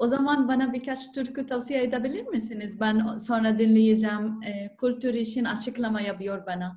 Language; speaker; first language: Turkish; non-native, learner; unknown